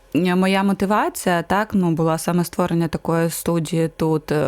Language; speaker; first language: Ukrainian; native; Ukrainian